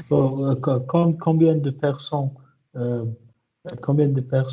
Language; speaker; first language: French; non-native, learner; Arabic